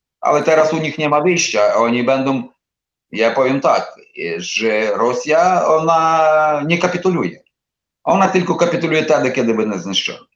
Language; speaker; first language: Polish; non-native, learner; Ukrainian